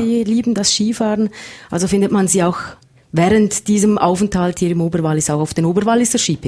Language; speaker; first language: German; native; German